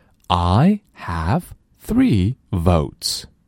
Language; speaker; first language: English; non-native, fluent; Chinese